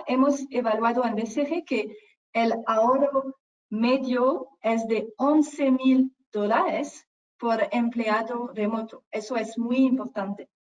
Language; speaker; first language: Spanish; non-native, fluent; French